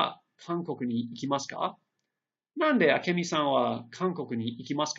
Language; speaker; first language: Japanese; non-native, fluent; English